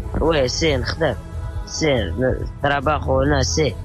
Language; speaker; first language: Spanish; non-native, learner; Arabic